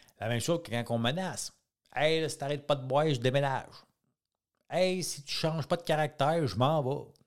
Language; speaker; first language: French; native; French